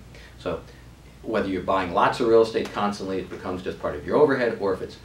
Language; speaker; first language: English; native; English